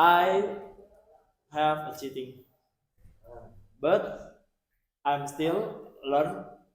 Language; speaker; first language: English; non-native, learner; Indonesian